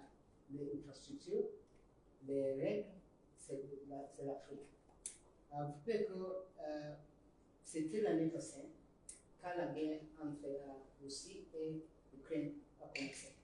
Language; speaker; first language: French; non-native, learner; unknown